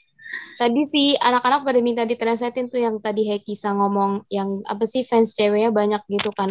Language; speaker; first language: Indonesian; native; Indonesian